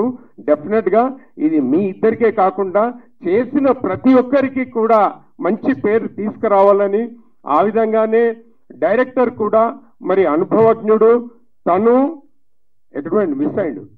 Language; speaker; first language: Telugu; native; Telugu